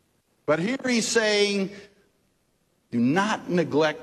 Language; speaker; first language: English; native; English